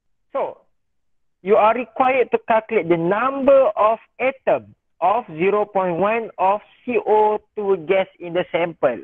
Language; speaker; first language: English; non-native, local second language; Malay